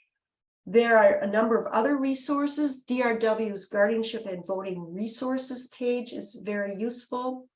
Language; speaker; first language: English; native; English